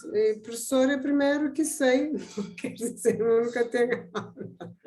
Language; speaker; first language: Portuguese; non-native, local second language; Kabuverdianu